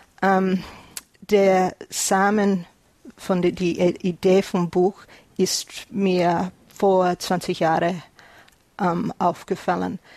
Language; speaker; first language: German; early bilingual, heritage; German